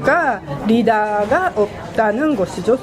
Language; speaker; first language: Korean; non-native, fluent; Japanese